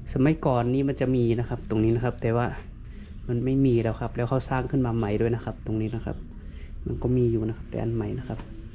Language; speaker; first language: Thai; native; Thai